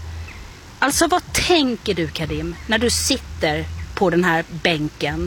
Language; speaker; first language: Swedish; native; Swedish